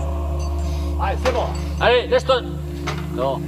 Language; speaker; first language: French; native; French